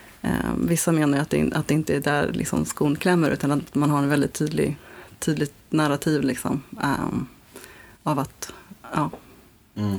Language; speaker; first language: Swedish; native; Swedish